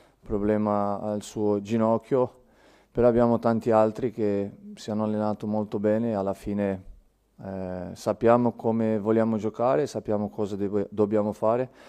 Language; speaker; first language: Italian; non-native, fluent; Portuguese